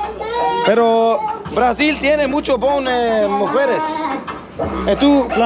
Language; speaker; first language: Spanish; non-native, learner; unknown